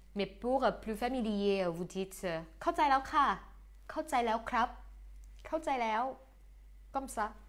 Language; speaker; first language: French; non-native, fluent; Thai